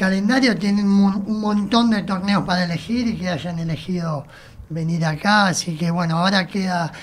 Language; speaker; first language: Spanish; native; Spanish